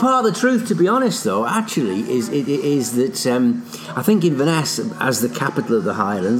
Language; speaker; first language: English; native; English